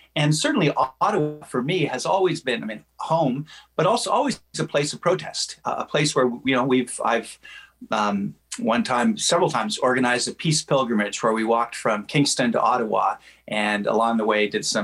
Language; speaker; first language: English; native; English